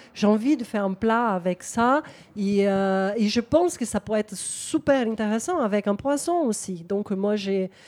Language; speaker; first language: French; non-native, fluent; Portuguese